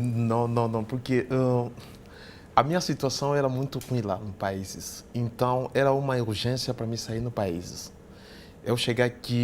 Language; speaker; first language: Portuguese; non-native, fluent; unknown